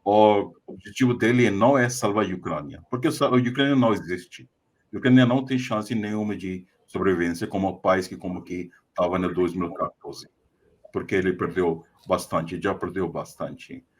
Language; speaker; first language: Portuguese; non-native, fluent; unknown